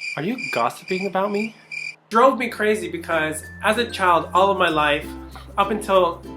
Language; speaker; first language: English; native; English